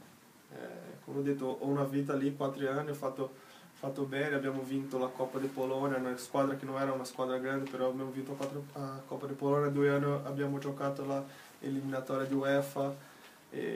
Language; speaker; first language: Italian; non-native, learner; Portuguese